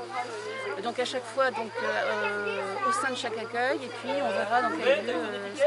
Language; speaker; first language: French; native; French